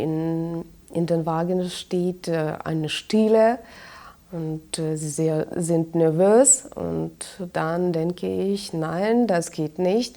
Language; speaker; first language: German; non-native, fluent; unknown